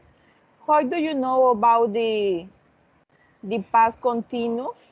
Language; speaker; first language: English; non-native, learner; Spanish